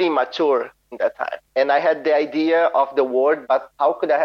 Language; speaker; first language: English; non-native, fluent; Portuguese